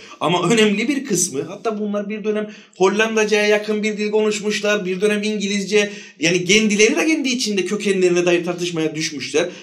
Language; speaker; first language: Turkish; native; Turkish